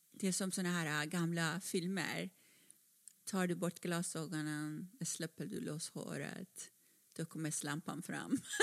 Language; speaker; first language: Swedish; non-native, fluent; Persian